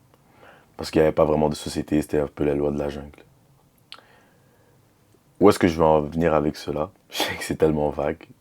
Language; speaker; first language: French; native; French